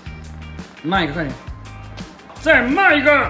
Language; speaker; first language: Chinese; native; Chinese